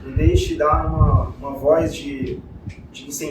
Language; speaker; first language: Portuguese; native; Portuguese